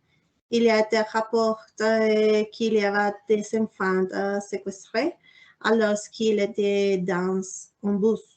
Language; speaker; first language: French; non-native, learner; Spanish